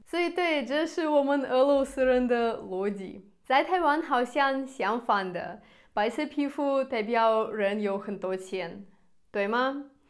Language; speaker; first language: Chinese; non-native, fluent; Russian